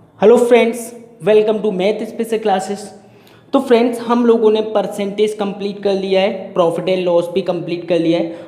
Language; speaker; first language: Hindi; native; Hindi